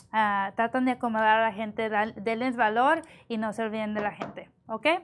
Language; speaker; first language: Spanish; early bilingual, heritage; Spanish